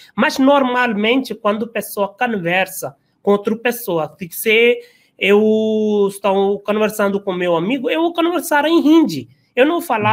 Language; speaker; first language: Portuguese; non-native, learner; Hindi